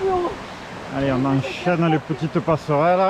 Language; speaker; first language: French; native; French